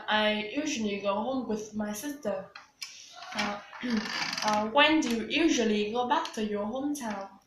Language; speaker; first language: English; non-native, learner; Vietnamese